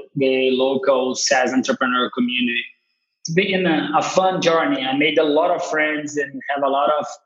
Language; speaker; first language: English; non-native, fluent; Portuguese